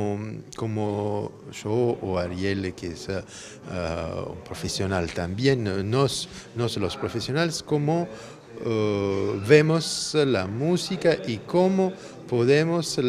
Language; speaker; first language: Spanish; non-native, fluent; Italian